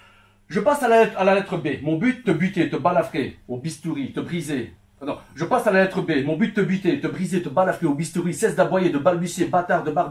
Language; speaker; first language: French; early bilingual, other home language; Turkish